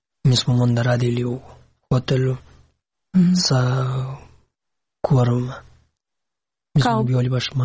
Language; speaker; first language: Serbian; non-native, learner; Pashto